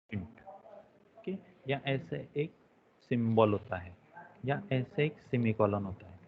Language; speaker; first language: Hindi; non-native, local second language; Marathi